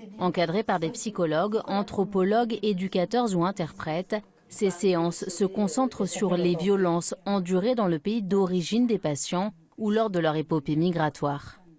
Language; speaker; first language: French; native; French